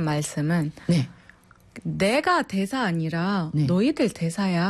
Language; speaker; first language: Korean; non-native, fluent; Arabic